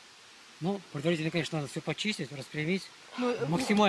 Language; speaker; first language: Russian; native; Russian